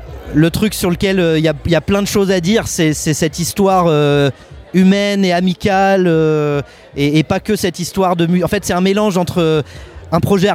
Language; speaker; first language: French; native; French